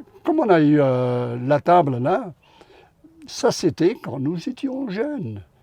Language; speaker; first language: French; non-native, local second language; Dutch